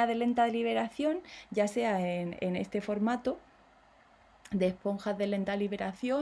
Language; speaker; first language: Spanish; native; Spanish